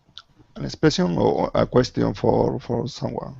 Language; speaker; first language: English; non-native, learner; Spanish